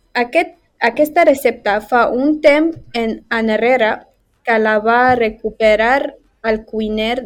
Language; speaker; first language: Catalan; non-native, learner; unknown